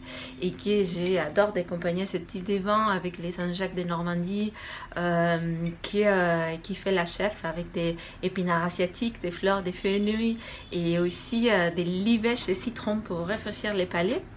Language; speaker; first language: French; non-native, fluent; Spanish